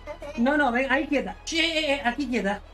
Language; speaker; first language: Spanish; non-native, learner; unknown